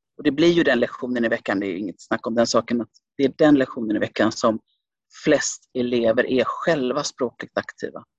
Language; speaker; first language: Swedish; early bilingual, other home language; Finnish